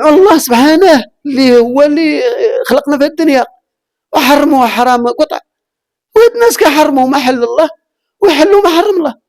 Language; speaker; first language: Arabic; native; Arabic